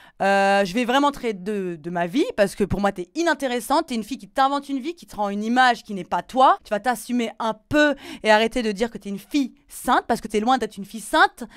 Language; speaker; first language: French; native; French